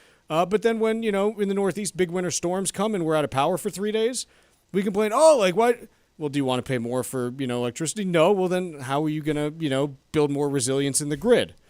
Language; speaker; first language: English; native; English